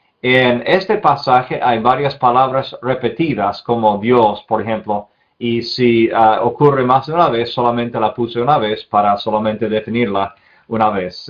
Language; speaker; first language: Spanish; non-native, fluent; English